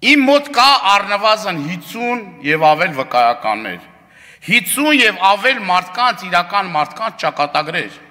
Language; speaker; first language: Armenian; native; Armenian